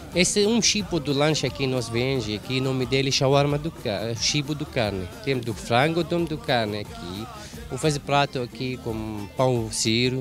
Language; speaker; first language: Portuguese; non-native, learner; Arabic